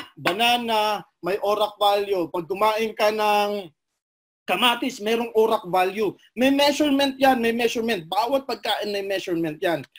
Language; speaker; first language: Filipino; non-native, local second language; Cebuano